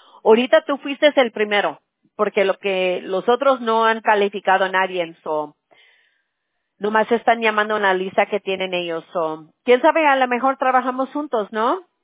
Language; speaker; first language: Spanish; early bilingual, heritage; Spanish